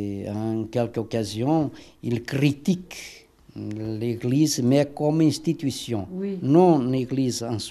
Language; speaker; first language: French; non-native, fluent; Portuguese